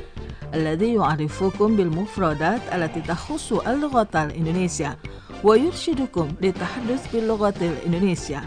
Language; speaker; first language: Arabic; non-native, fluent; Indonesian